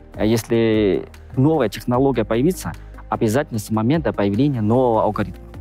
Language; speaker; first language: Russian; non-native, fluent; Chinese